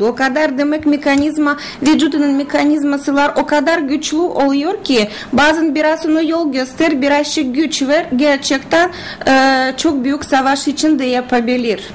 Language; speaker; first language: Turkish; non-native, learner; Russian